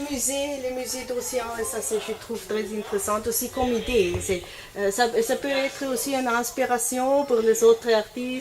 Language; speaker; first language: French; non-native, learner; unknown